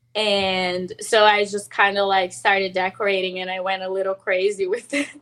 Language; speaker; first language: English; non-native, fluent; Portuguese